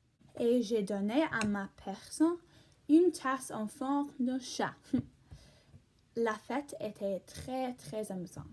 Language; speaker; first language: French; non-native, learner; English